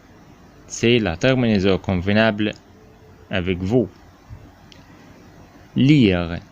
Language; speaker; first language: French; non-native, fluent; Arabic